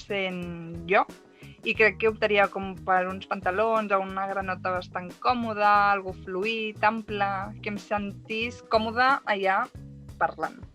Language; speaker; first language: Catalan; native; Catalan